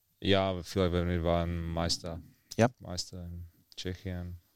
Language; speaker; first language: German; non-native, learner; Czech